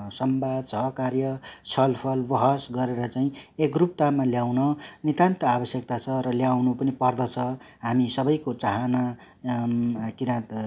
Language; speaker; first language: Nepali; non-native, local second language; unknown